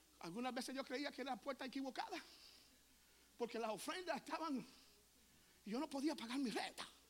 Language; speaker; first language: Spanish; early bilingual, heritage; Spanish